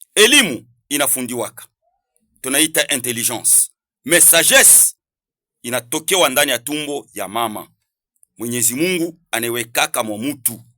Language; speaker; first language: Swahili; native; Swahili